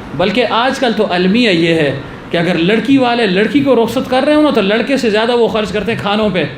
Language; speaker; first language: Urdu; non-native, local second language; Pashto